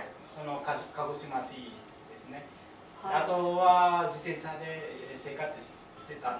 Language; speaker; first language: Japanese; non-native, fluent; Vietnamese